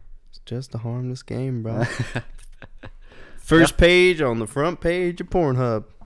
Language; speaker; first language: English; native; English